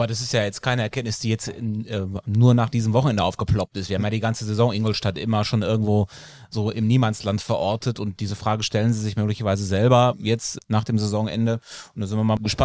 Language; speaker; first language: German; native; German